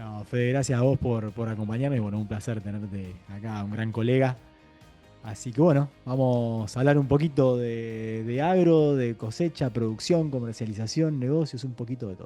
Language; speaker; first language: Spanish; native; Spanish